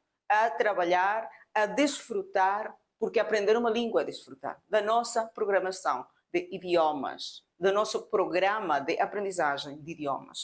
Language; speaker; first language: Portuguese; non-native, fluent; Spanish